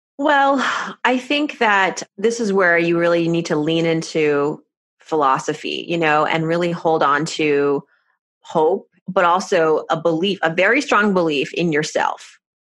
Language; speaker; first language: English; early bilingual, other home language; Persian